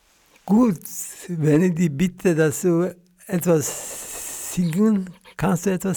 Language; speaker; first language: German; non-native, fluent; Central Kurdish